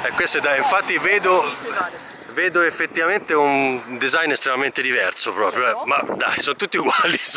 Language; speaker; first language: Italian; native; Italian